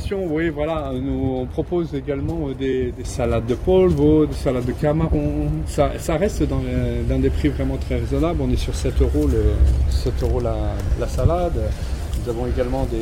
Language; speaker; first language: French; native; French